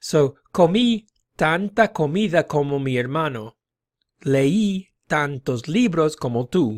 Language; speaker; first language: Spanish; non-native, fluent; English